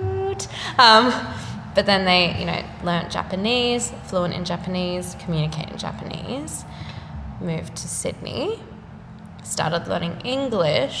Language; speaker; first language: English; non-native, local second language; Japanese